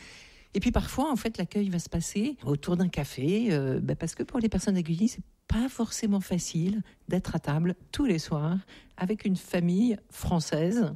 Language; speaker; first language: French; native; French